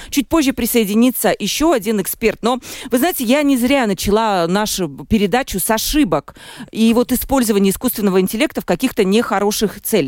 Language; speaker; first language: Russian; native; Russian